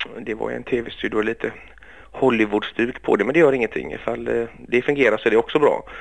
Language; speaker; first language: Swedish; early bilingual, other home language; Greek